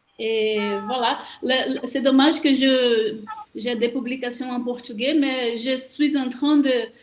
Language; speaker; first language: French; non-native, fluent; Portuguese